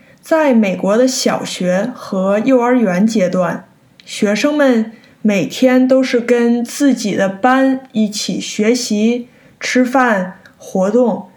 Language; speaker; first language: Chinese; early bilingual, heritage; Chinese